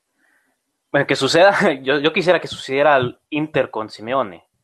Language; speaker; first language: Spanish; native; Spanish